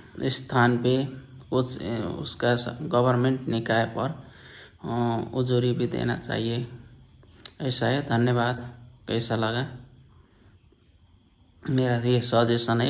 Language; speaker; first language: Hindi; non-native, learner; Nepali